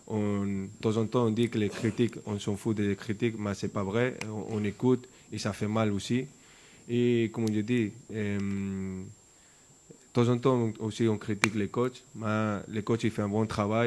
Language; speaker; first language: French; non-native, fluent; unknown